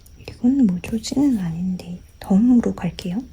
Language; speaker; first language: Korean; native; Korean